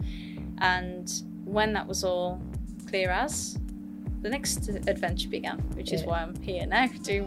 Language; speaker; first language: English; native; English